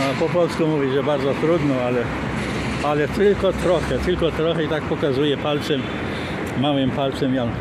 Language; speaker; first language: Polish; non-native, fluent; Arabic